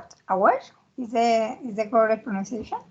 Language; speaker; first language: English; non-native, learner; Spanish